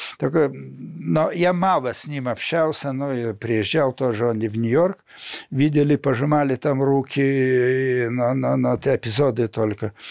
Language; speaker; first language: Russian; non-native, local second language; Lithuanian